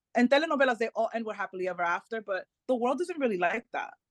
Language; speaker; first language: English; early bilingual, other home language; Spanish